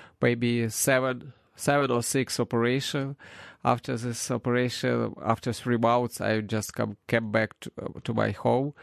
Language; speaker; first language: English; non-native, learner; Ukrainian